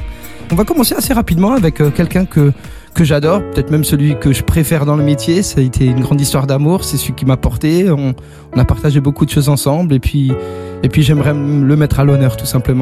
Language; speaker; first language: French; native; French